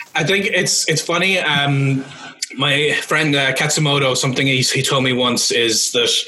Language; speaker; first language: English; native; English